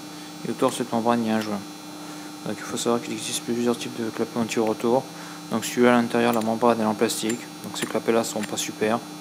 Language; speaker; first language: French; native; French